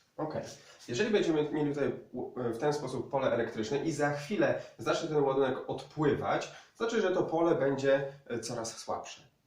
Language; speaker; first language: Polish; native; Polish